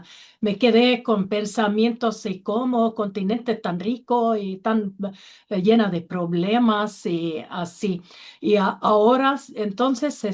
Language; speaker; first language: Spanish; non-native, learner; Finnish